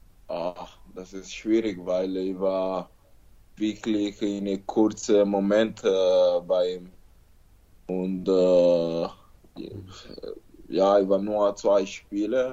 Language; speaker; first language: German; non-native, learner; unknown